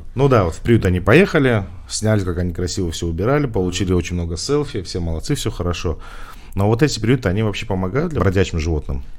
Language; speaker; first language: Russian; non-native, local second language; Tajik